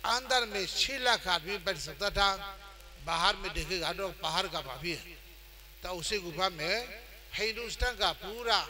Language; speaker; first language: Hindi; non-native, fluent; Burmese